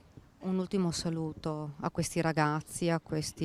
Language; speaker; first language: Italian; native; Italian